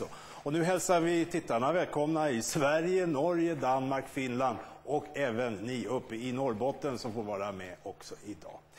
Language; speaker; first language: Swedish; native; Swedish